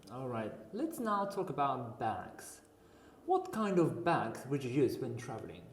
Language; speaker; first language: English; non-native, fluent; Uzbek